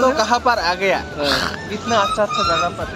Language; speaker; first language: Hindi; non-native, local second language; Bangla